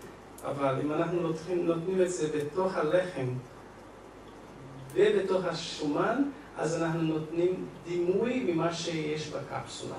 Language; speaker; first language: Hebrew; non-native, fluent; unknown